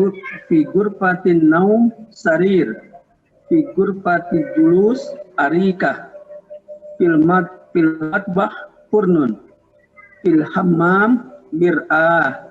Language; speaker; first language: Arabic; non-native, learner; Indonesian